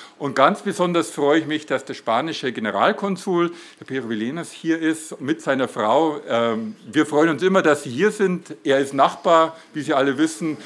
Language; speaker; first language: German; native; German